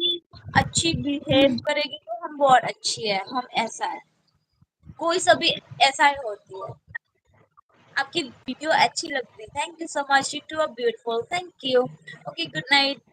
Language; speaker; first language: Hindi; non-native, local second language; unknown